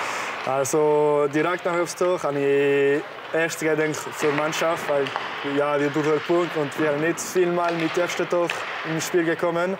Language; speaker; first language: German; non-native, local second language; French